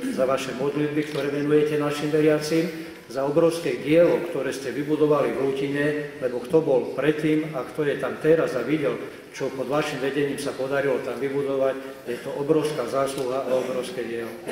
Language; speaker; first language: Slovak; native; Slovak